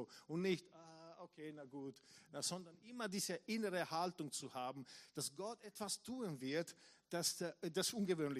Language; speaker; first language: German; non-native, fluent; English